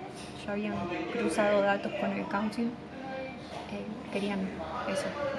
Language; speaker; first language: Spanish; native; Spanish